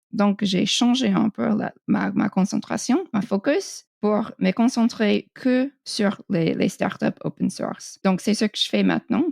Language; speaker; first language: French; non-native, fluent; English